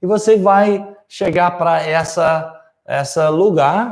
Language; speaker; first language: Portuguese; non-native, fluent; English